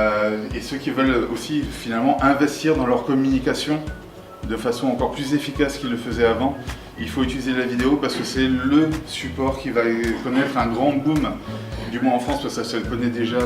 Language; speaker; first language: French; native; French